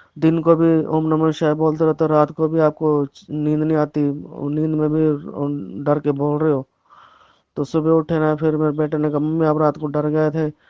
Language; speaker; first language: Hindi; native; Hindi